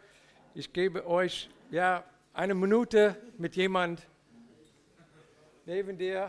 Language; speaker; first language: German; non-native, learner; English